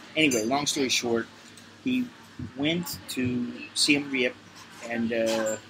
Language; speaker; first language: English; native; English